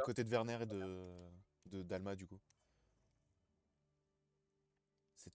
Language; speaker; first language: French; native; French